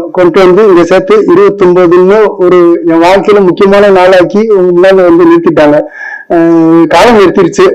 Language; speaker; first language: Tamil; native; Tamil